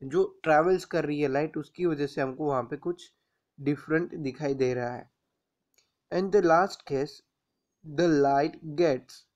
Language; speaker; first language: Hindi; non-native, local second language; Gujarati